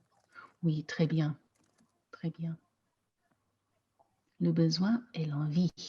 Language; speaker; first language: French; non-native, fluent; English